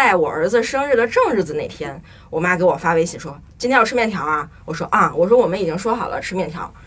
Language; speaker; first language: Chinese; native; Chinese